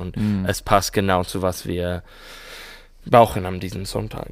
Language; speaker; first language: German; non-native, learner; English